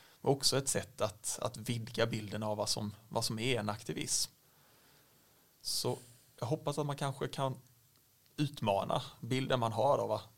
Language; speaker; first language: Swedish; native; Swedish